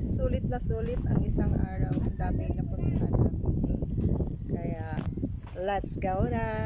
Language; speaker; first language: Filipino; non-native, local second language; Cebuano